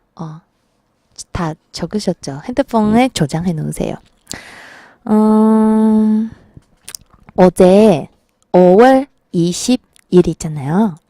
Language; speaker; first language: Korean; non-native, fluent; Chinese